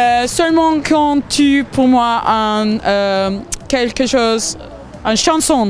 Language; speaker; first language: French; non-native, learner; Turkish